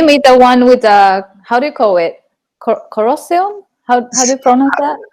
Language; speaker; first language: English; non-native, fluent; Japanese